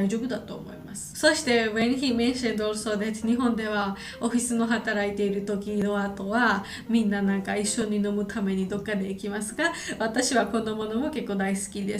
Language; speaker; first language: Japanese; non-native, learner; Georgian